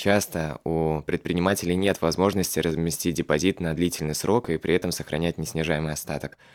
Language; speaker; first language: Russian; native; Russian